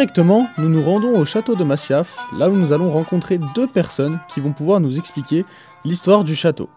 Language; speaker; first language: French; native; French